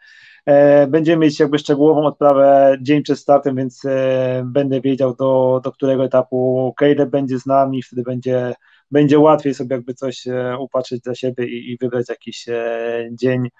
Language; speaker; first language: Polish; native; Polish